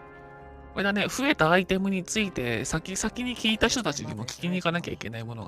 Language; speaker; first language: Japanese; native; Japanese